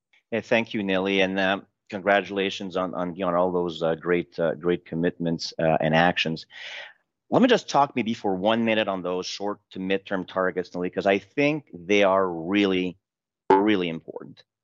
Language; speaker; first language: English; non-native, fluent; French